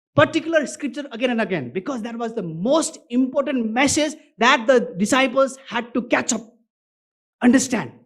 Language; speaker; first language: English; non-native, local second language; Nepali